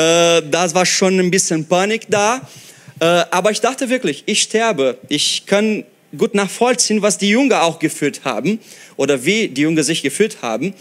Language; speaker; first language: German; non-native, fluent; Portuguese